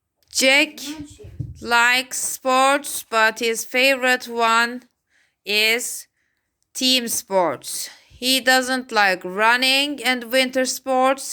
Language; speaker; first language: English; non-native, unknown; Turkish